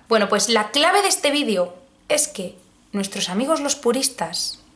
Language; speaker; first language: Spanish; native; Spanish